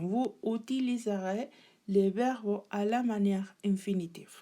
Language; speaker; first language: French; non-native, learner; Spanish